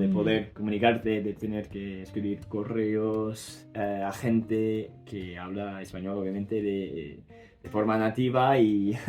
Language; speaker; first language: Spanish; non-native, fluent; English